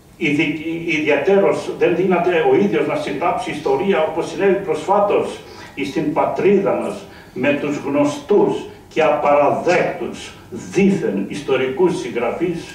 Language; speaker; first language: Greek; native; Greek